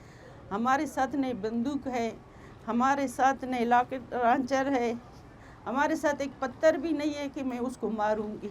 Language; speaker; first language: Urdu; non-native, local second language; Baluchi